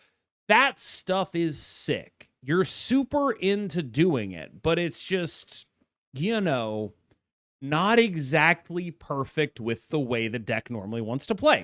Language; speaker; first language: English; native; English